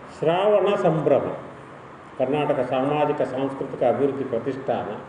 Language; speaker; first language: Kannada; native; Kannada